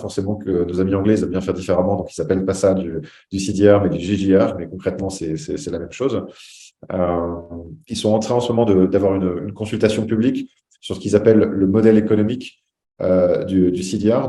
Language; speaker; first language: French; native; French